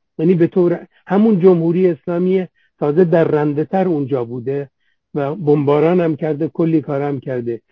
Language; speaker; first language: Persian; non-native, local second language; Central Kurdish